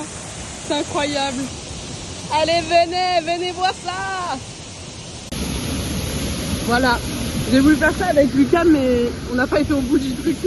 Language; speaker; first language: French; native; French